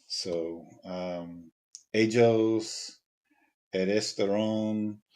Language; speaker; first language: Spanish; non-native, learner; English